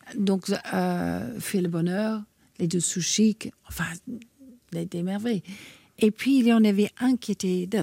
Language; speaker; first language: French; non-native, fluent; English